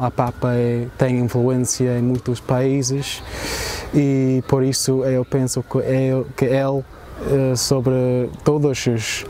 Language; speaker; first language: Portuguese; non-native, fluent; English